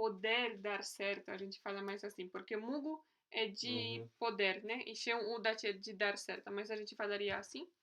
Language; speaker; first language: Portuguese; non-native, fluent; Polish